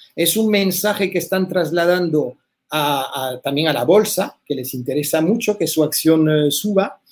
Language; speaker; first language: Spanish; early bilingual, heritage; French